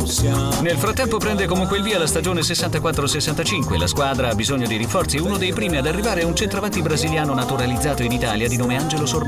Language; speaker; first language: Italian; native; Italian